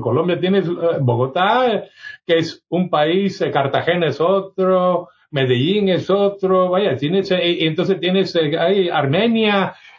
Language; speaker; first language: Spanish; native; Spanish